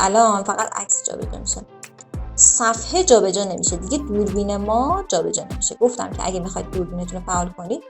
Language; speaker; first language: Persian; native; Persian